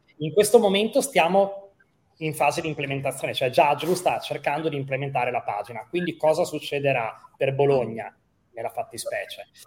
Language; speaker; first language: Italian; native; Italian